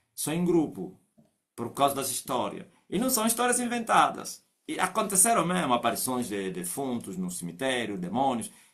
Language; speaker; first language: Portuguese; non-native, local second language; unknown